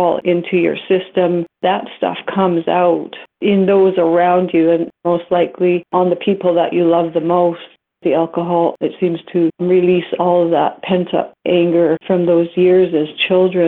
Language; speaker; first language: English; native; English